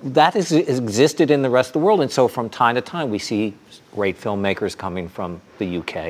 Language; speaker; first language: English; native; English